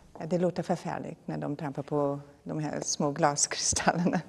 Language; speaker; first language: Swedish; non-native, fluent; German